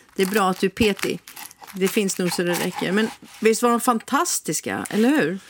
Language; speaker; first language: Swedish; native; Swedish